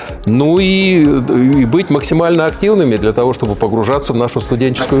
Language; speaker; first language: Russian; native; Russian